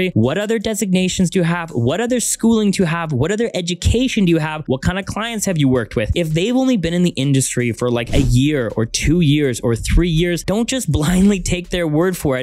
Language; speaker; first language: English; native; English